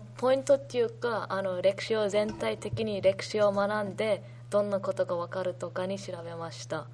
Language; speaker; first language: Japanese; early bilingual, heritage; Japanese